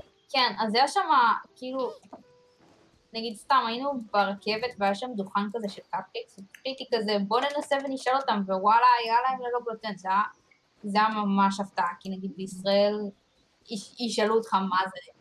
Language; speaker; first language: Hebrew; native; Hebrew